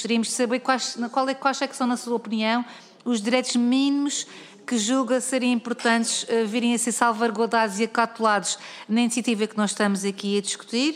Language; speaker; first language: Portuguese; native; Portuguese